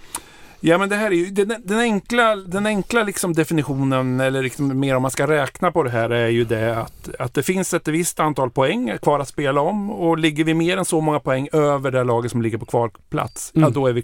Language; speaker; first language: Swedish; native; Swedish